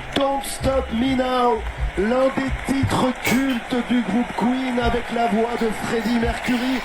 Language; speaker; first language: French; native; French